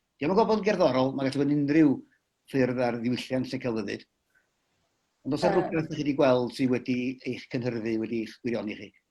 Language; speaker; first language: Welsh; native; Welsh